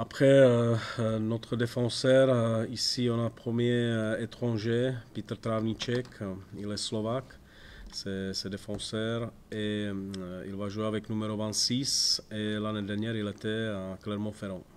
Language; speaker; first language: French; non-native, fluent; Czech